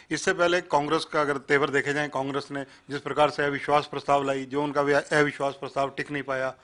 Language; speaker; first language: Hindi; native; Hindi